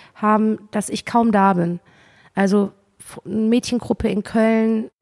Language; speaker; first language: German; native; German